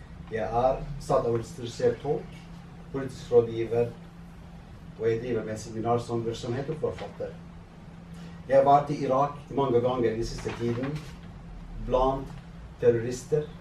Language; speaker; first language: Norwegian; non-native, fluent; Arabic